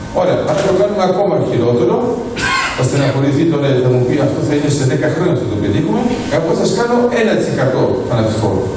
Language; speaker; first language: Greek; early bilingual, heritage; Greek